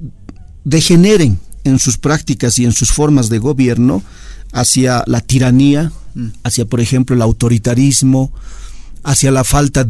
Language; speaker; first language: Spanish; native; Spanish